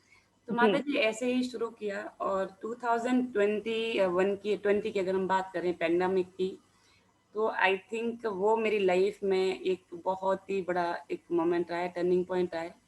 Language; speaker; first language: Hindi; native; Hindi